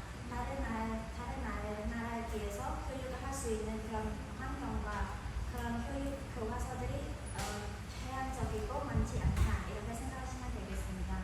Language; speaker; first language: Korean; non-native, fluent; Khmer